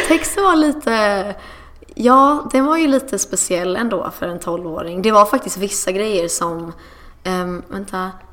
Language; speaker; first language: Swedish; early bilingual, other home language; English